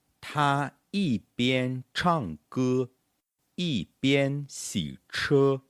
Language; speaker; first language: Chinese; non-native, fluent; Portuguese